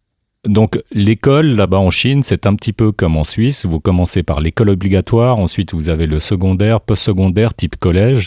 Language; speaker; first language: French; native; French